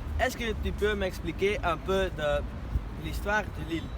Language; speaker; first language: French; non-native, learner; Dutch